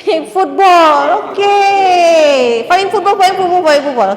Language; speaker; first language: English; non-native, fluent; Indonesian